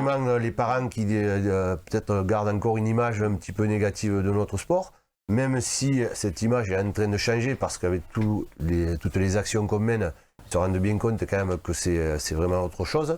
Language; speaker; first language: French; native; French